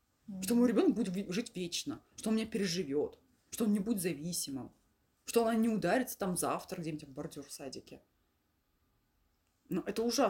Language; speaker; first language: Russian; native; Russian